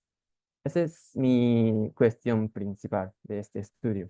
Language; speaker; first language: Spanish; non-native, fluent; Japanese